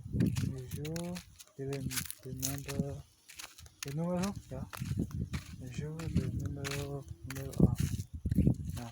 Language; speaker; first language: French; non-native, learner; Portuguese